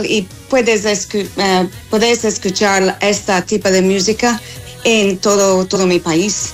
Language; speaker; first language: Spanish; non-native, learner; English